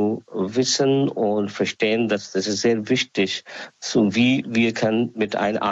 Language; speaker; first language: German; non-native, learner; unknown